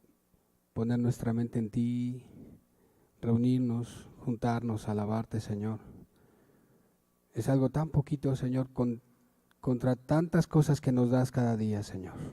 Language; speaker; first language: Spanish; native; Spanish